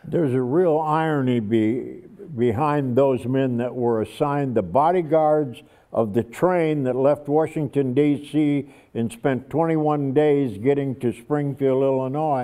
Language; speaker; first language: English; native; English